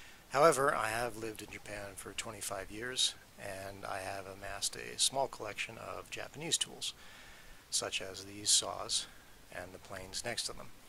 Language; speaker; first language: English; native; English